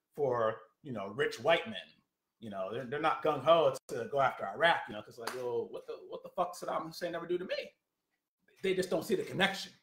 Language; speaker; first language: English; native; English